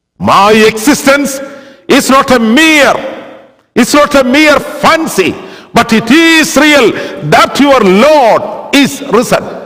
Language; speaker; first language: English; non-native, local second language; Malayalam